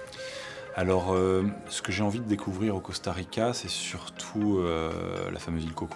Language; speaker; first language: French; native; French